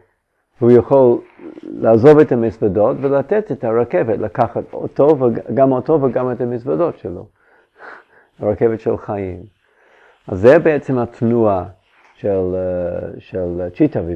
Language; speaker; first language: Hebrew; non-native, fluent; English